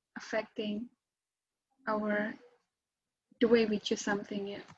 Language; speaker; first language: English; non-native, fluent; Indonesian